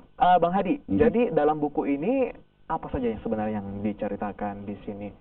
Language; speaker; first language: Indonesian; native; Indonesian